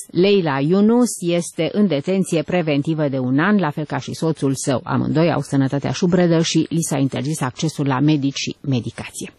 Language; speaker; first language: Romanian; native; Romanian